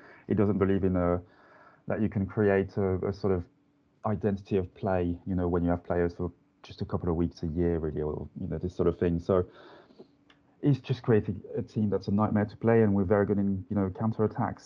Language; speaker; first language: English; non-native, fluent; French